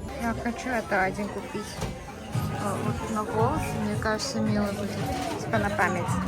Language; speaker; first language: Russian; non-native, fluent; Korean